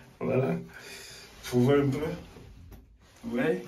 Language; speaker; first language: French; non-native, local second language; Ewe